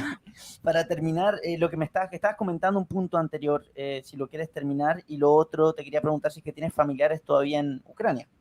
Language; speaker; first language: Spanish; native; Spanish